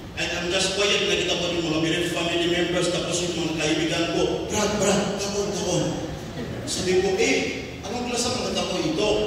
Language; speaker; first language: Filipino; non-native, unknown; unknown